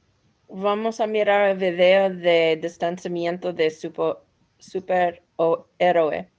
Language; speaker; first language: Spanish; non-native, learner; English